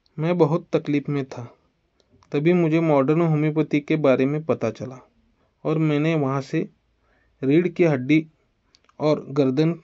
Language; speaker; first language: Hindi; non-native, local second language; Marathi